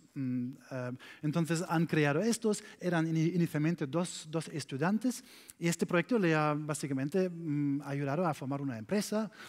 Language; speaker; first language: Spanish; non-native, learner; German